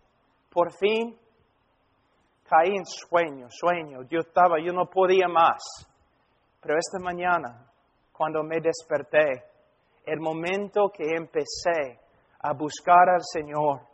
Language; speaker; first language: Spanish; non-native, fluent; English